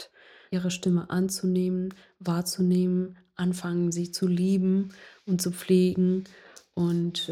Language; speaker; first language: German; non-native, fluent; Ukrainian